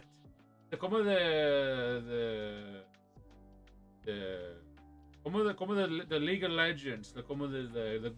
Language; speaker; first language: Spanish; early bilingual, heritage; English